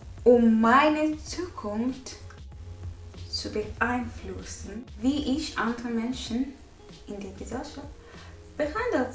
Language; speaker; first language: German; non-native, learner; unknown